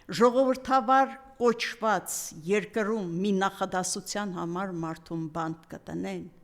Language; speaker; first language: Armenian; native; Armenian